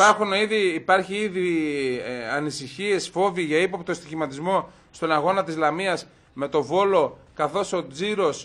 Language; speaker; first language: Greek; native; Greek